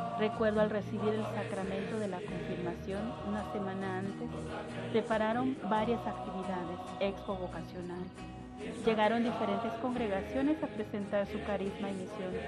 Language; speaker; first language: Spanish; non-native, local second language; Kʼicheʼ